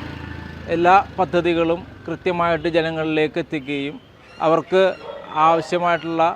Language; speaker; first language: Malayalam; native; Malayalam